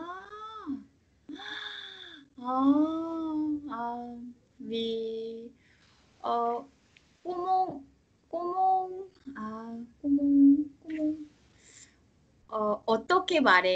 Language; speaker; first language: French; non-native, learner; Korean